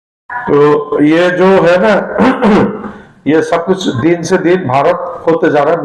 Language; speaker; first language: Hindi; non-native, fluent; Bangla